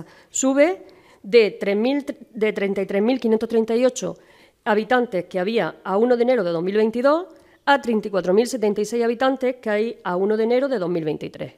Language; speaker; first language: Spanish; native; Spanish